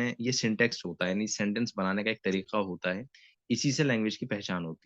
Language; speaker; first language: Hindi; native; Hindi